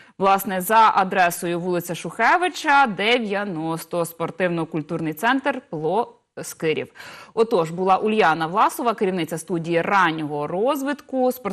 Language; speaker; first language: Ukrainian; native; Ukrainian